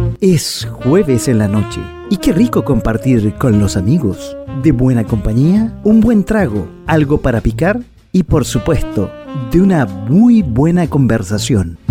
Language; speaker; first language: Spanish; native; Spanish